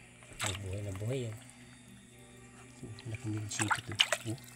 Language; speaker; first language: Filipino; native; Filipino